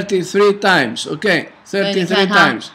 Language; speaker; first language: English; non-native, fluent; Greek